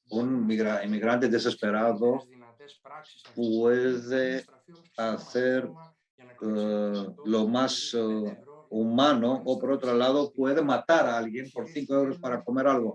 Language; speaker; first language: Spanish; non-native, fluent; Greek